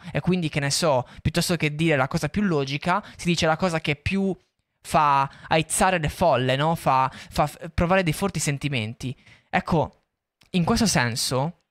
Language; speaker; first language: Italian; native; Italian